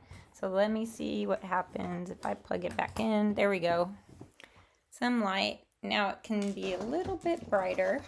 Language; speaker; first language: English; native; English